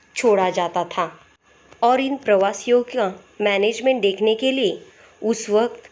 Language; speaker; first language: Hindi; non-native, local second language; Marathi